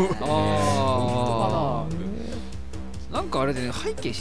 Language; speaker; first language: Japanese; native; Japanese